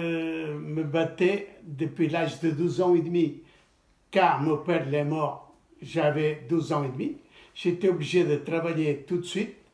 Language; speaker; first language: French; non-native, fluent; Portuguese